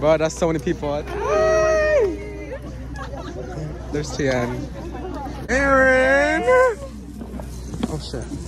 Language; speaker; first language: English; early bilingual, other home language; Spanish